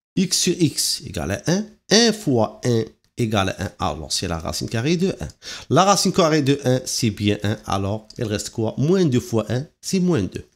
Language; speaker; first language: French; non-native, local second language; Arabic